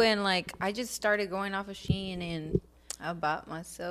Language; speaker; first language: English; early bilingual, other home language; Spanish